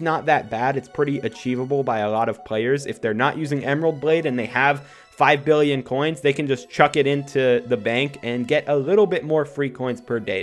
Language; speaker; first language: English; native; English